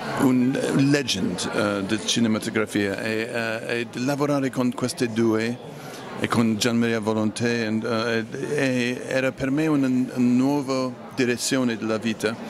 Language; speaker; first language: Italian; non-native, fluent; English